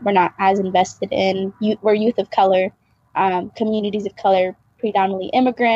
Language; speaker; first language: English; native; English